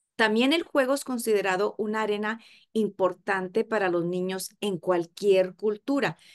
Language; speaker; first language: Spanish; early bilingual, heritage; Spanish